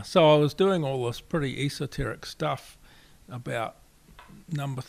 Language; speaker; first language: English; native; English